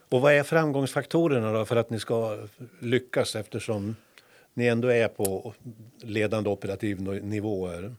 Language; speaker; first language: Swedish; native; Swedish